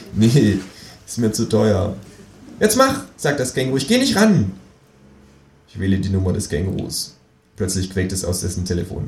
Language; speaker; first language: German; native; German